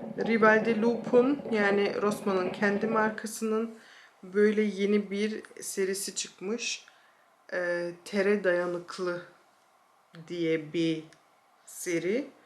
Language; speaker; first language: Turkish; early bilingual, heritage; Turkish